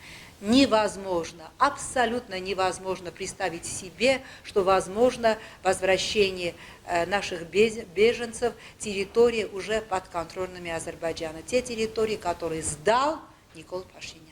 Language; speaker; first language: Russian; non-native, local second language; Armenian